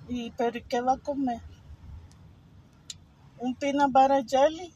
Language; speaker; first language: Spanish; native; Spanish